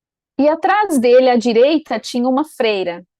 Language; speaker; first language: Portuguese; native; Portuguese